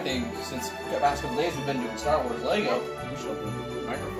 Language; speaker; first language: English; native; English